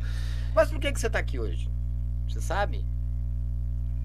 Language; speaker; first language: Portuguese; native; Portuguese